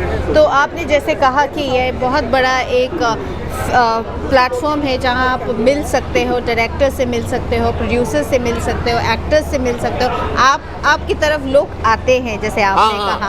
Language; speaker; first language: Hindi; native; Hindi